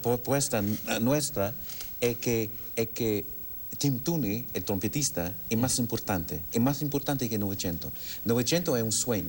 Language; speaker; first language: Spanish; non-native, fluent; English